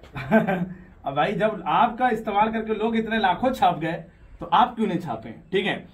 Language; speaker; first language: Hindi; native; Hindi